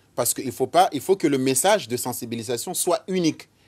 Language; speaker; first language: French; non-native, local second language; Ngazidja Comorian